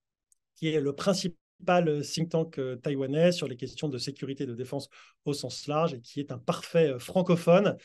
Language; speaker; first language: French; native; French